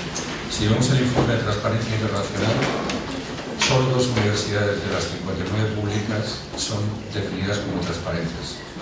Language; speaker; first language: Spanish; native; Spanish